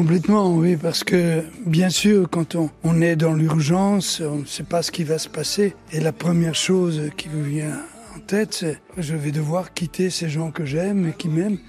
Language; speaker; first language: French; early bilingual, other home language; Italian